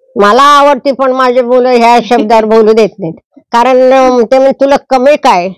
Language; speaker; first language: Marathi; native; Marathi